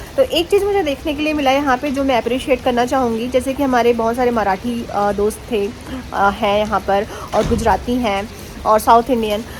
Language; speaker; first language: Hindi; native; Hindi